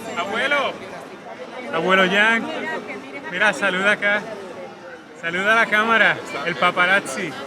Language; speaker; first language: Spanish; early bilingual, other home language; English